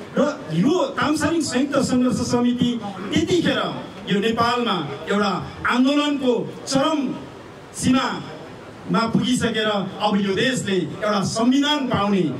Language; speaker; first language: Nepali; non-native, local second language; Eastern Tamang